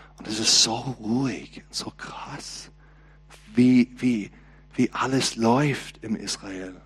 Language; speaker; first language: German; non-native, learner; English